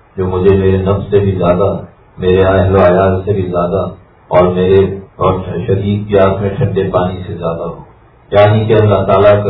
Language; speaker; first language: Urdu; native; Urdu